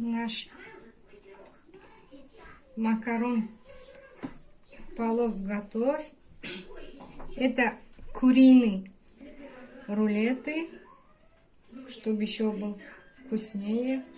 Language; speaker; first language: Russian; non-native, local second language; Tajik